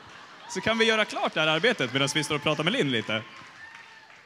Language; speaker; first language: Swedish; native; Swedish